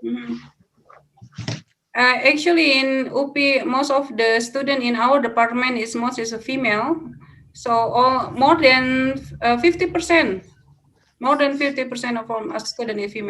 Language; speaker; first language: English; non-native, fluent; Indonesian